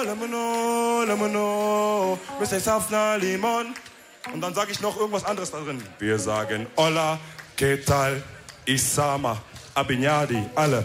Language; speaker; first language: German; early bilingual, other home language; Wolof